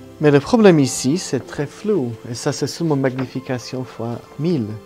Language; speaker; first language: French; non-native, learner; Italian